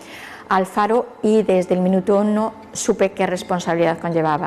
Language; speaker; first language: Spanish; native; Spanish